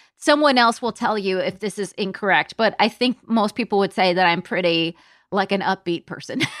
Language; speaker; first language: English; native; English